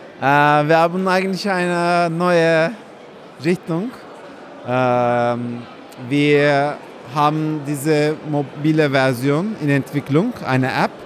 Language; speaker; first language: German; non-native, fluent; Turkish